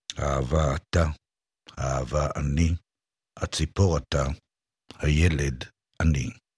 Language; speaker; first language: Hebrew; native; Hebrew